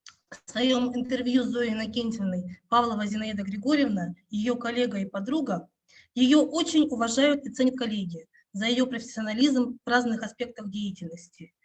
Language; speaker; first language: Russian; native; Russian